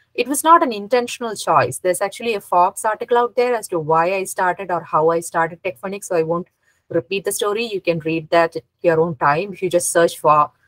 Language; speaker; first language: English; non-native, local second language; Malayalam